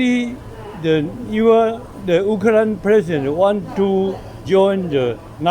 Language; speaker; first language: English; non-native, learner; Chinese